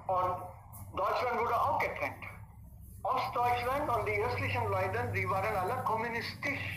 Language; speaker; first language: German; non-native, fluent; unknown